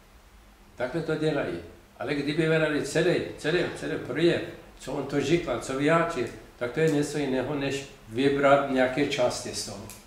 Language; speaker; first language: Czech; non-native, fluent; Persian